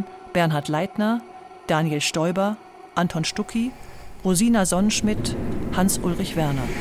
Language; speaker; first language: German; native; German